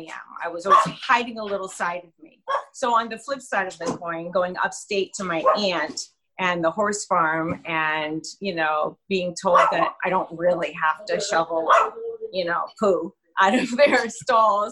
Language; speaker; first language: English; native; English